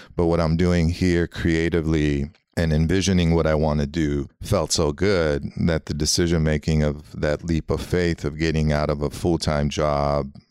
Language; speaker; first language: English; early bilingual, other home language; Armenian